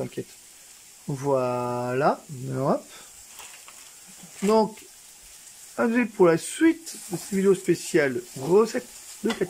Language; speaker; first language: French; native; French